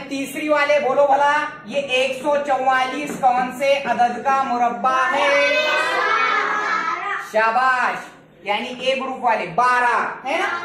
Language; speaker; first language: Hindi; native; Hindi